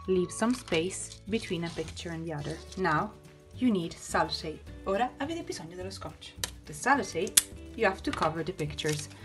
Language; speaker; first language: English; non-native, fluent; Italian